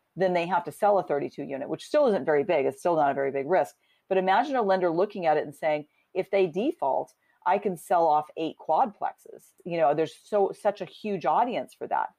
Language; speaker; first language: English; native; English